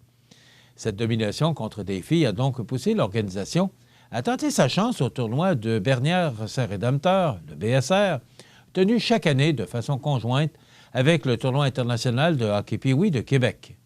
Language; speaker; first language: French; native; French